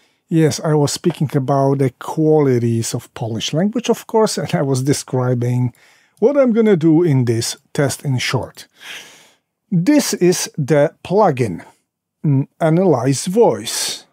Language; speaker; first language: English; non-native, fluent; Polish